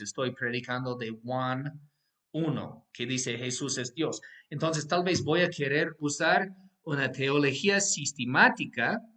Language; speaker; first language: Spanish; non-native, fluent; English